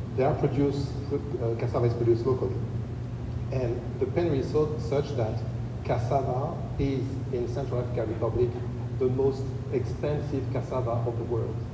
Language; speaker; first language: English; non-native, fluent; French